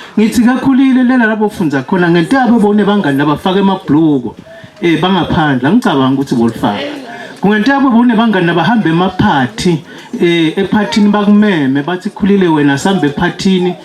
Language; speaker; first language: Zulu; non-native, local second language; Swati